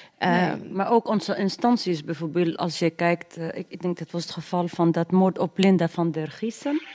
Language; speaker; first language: Dutch; non-native, fluent; Arabic